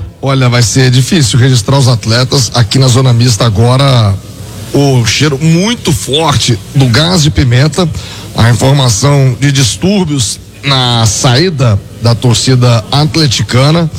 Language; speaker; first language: Portuguese; native; Portuguese